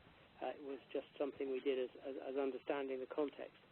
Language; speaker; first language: English; native; English